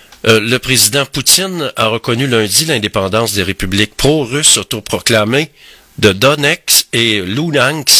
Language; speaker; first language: French; native; French